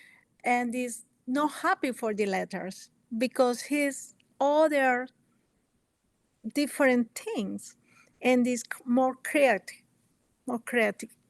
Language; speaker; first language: English; non-native, learner; Spanish